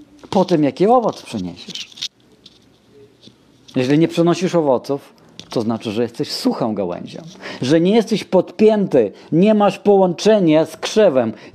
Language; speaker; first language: Polish; non-native, fluent; Russian